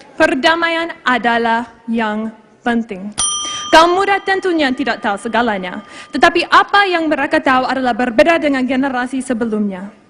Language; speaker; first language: Malay; non-native, fluent; English